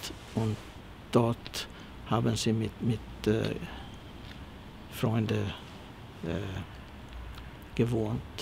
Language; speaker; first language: German; early bilingual, heritage; Swedish